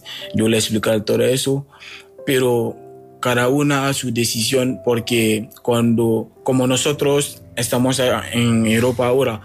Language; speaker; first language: Spanish; non-native, fluent; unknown